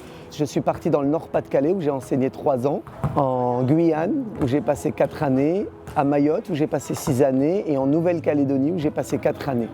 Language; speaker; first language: French; early bilingual, other home language; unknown